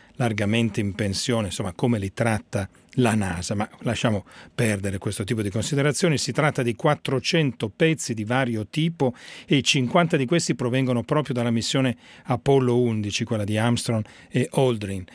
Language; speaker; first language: Italian; native; Italian